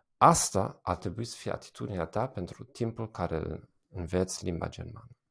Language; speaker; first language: Romanian; non-native, fluent; German